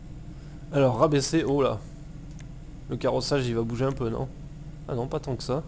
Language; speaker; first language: French; native; French